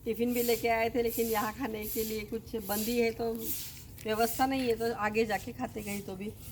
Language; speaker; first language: Hindi; non-native, local second language; Marathi